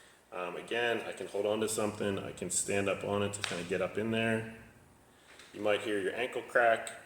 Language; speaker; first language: English; native; English